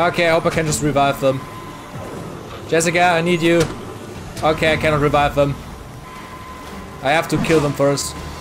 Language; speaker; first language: English; non-native, fluent; German